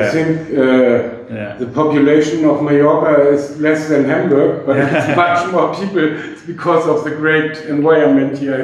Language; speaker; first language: English; non-native, fluent; German